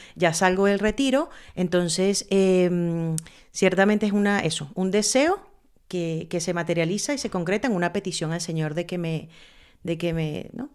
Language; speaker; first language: Spanish; native; Spanish